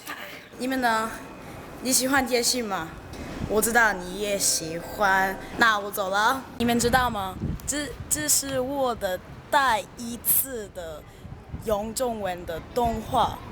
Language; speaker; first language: Chinese; non-native, learner; English